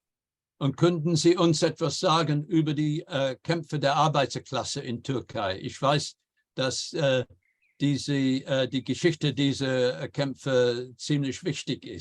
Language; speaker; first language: German; non-native, fluent; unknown